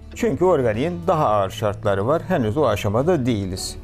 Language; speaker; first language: Turkish; native; Turkish